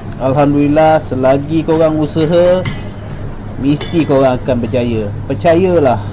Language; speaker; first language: Malay; native; Malay